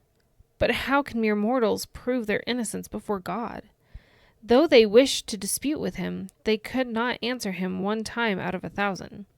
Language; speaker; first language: English; native; English